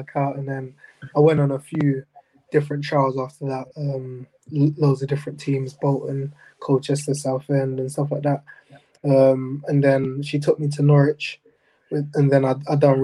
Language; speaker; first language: English; native; English